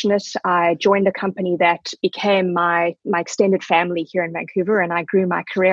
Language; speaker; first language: English; native; English